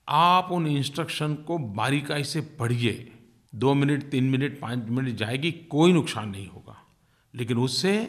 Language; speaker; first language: Hindi; non-native, local second language; Gujarati